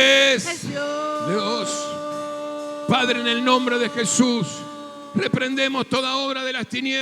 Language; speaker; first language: Spanish; native; Spanish